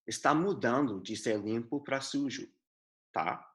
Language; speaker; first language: Portuguese; non-native, fluent; English